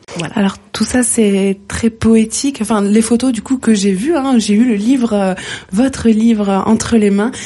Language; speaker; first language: French; native; French